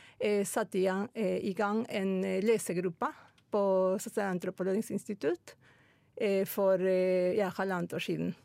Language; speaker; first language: Norwegian; non-native, fluent; Spanish